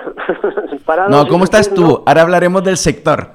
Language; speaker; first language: Spanish; native; Spanish